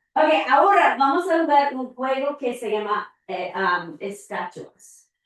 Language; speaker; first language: Spanish; non-native, learner; English